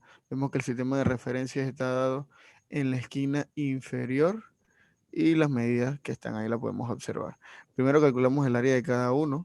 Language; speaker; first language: Spanish; native; Spanish